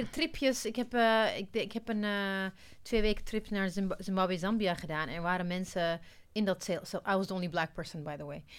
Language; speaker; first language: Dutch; non-native, fluent; Amharic